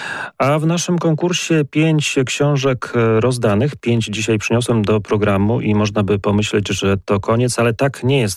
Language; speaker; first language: Polish; native; Polish